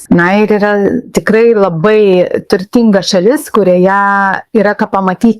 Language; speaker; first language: Lithuanian; non-native, local second language; Polish